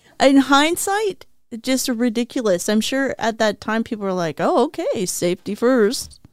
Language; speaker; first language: English; native; English